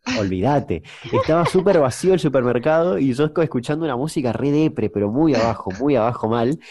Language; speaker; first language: Spanish; native; Spanish